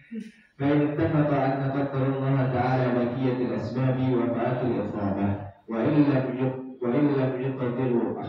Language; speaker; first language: Arabic; non-native, learner; Indonesian